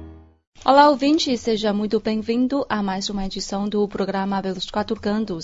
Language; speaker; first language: Portuguese; non-native, fluent; Chinese